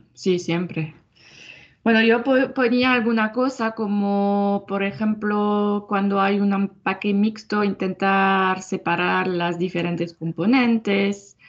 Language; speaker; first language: Spanish; non-native, fluent; French